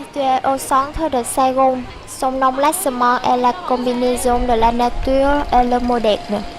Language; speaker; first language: French; non-native, local second language; Vietnamese